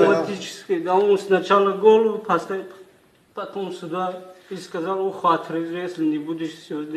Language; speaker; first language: Russian; non-native, learner; Tajik